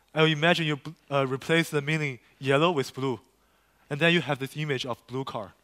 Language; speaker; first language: English; non-native, fluent; Chinese